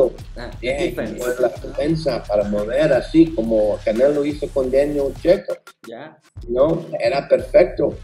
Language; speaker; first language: Spanish; early bilingual, heritage; Spanish